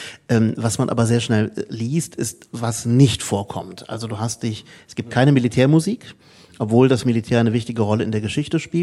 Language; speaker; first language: German; native; German